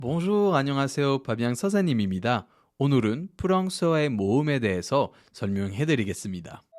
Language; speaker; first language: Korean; non-native, fluent; French